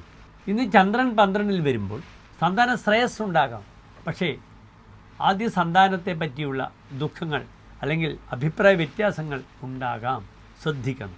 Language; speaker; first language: Malayalam; native; Malayalam